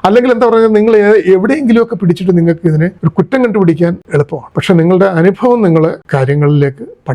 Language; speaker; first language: Malayalam; native; Malayalam